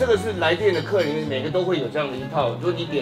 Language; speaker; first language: Chinese; native; Chinese